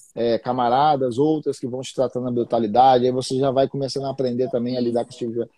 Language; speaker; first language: Portuguese; native; Portuguese